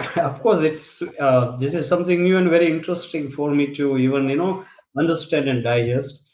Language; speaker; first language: English; non-native, local second language; Gujarati